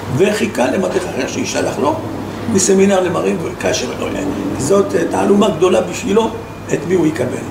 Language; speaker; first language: Hebrew; non-native, fluent; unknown